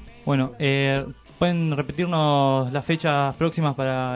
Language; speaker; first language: Spanish; native; Spanish